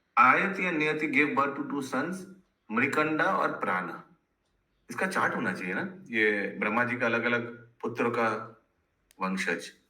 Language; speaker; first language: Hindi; non-native, local second language; Bangla